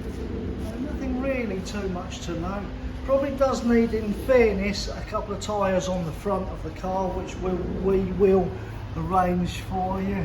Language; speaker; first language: English; native; English